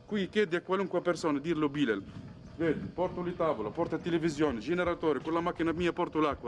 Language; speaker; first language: Italian; non-native, learner; Arabic